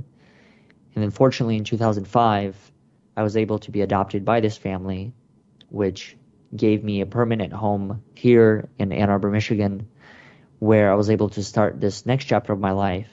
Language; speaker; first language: English; early bilingual, other home language; Russian